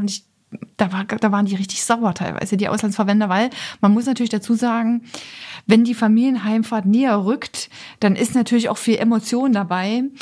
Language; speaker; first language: German; native; German